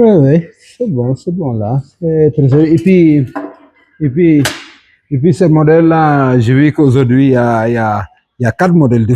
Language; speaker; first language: French; non-native, local second language; Wolof